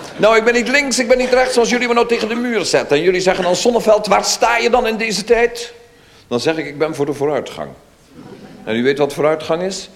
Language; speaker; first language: Dutch; native; Dutch